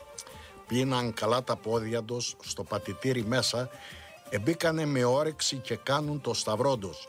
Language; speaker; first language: Greek; native; Greek